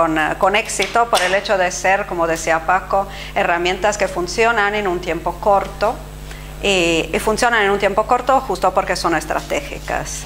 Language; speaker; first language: Spanish; non-native, fluent; Italian